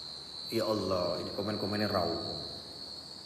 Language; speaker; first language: Indonesian; non-native, local second language; Javanese